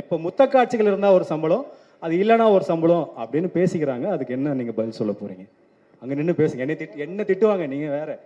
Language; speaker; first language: Tamil; native; Tamil